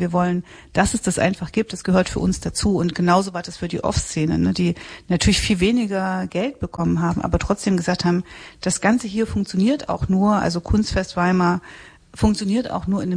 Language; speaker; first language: German; native; German